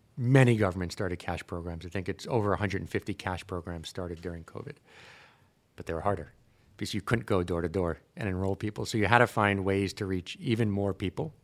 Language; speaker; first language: English; native; English